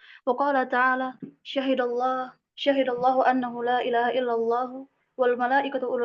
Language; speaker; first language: Arabic; non-native, learner; Indonesian